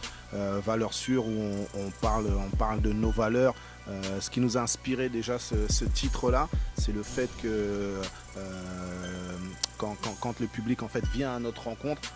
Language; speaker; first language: French; native; French